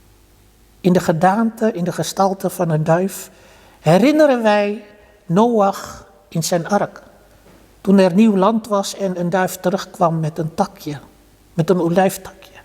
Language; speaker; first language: Dutch; early bilingual, other home language; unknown